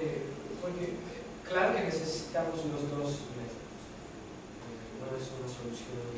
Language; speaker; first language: Spanish; non-native, fluent; Greek